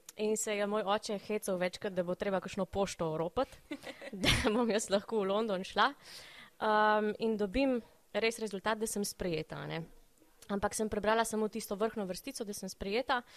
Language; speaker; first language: Slovenian; native; Slovenian